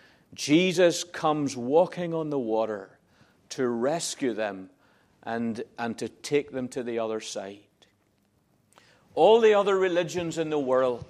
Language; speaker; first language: English; native; English